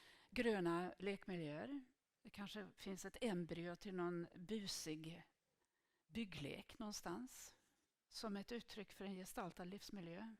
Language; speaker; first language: Swedish; native; Swedish